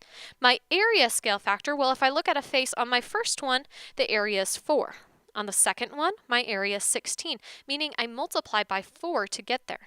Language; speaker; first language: English; native; English